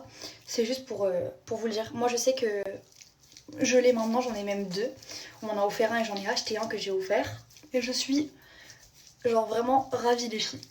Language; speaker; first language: French; native; French